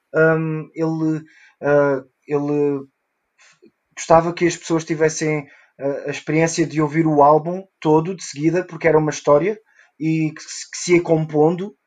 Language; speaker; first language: Portuguese; early bilingual, heritage; Portuguese